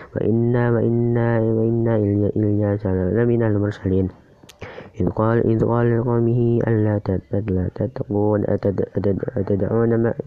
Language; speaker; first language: Arabic; non-native, learner; Indonesian